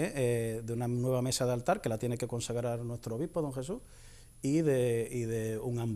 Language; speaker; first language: Spanish; native; Spanish